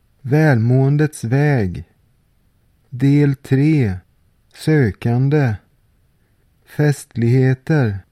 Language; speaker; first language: Swedish; native; Swedish